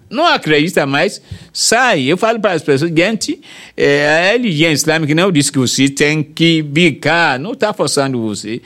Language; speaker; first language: Portuguese; non-native, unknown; Yoruba